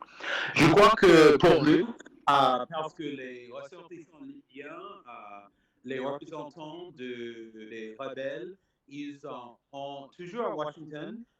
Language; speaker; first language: French; non-native, fluent; English